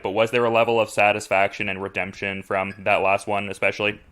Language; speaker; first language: English; native; English